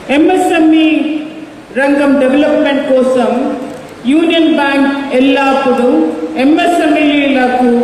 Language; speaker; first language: Telugu; non-native, learner; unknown